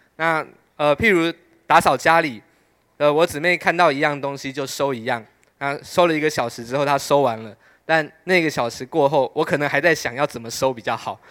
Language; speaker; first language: Chinese; native; Chinese